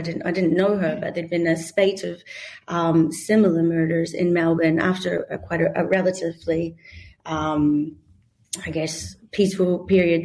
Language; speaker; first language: English; native; English